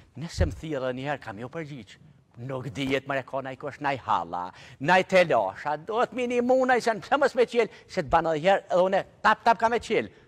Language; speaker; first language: Albanian; native; Albanian